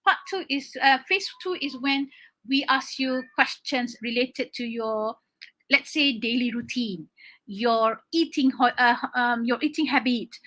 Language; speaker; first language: English; non-native, local second language; Malay